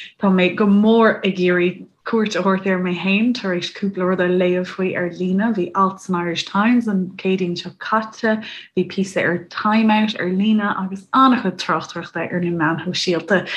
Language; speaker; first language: Irish; native; Irish